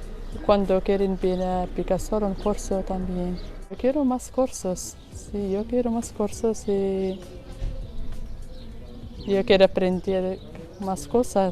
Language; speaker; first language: Spanish; non-native, learner; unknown